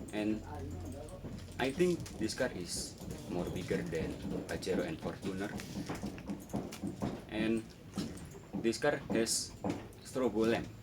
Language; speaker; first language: English; non-native, learner; Indonesian